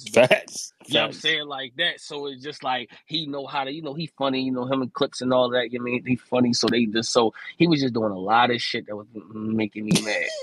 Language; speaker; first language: English; native; English